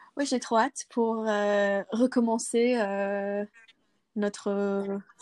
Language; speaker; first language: French; non-native, local second language; English